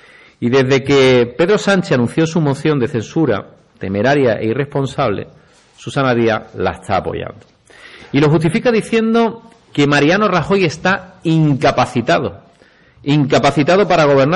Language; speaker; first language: Spanish; native; Spanish